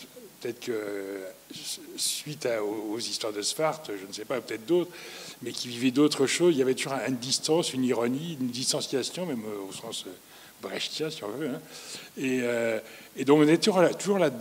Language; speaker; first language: French; native; French